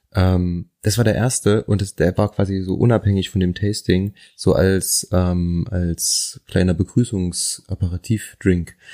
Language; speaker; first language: German; native; German